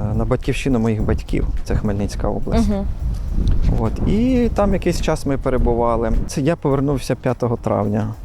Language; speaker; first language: Ukrainian; native; Ukrainian